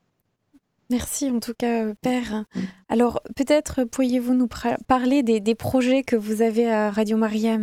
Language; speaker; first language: French; native; French